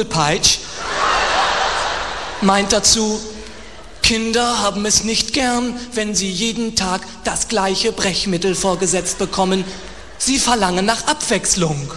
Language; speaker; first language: German; native; German